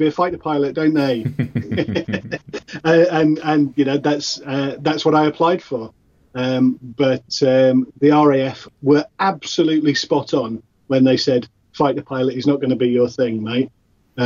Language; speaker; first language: English; native; English